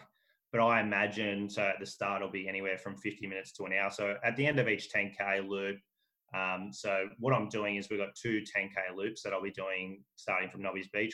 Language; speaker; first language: English; native; English